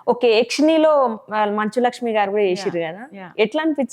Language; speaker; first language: Telugu; native; Telugu